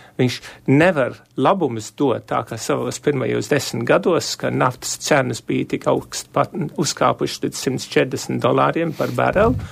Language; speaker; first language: Latvian; early bilingual, heritage; Latvian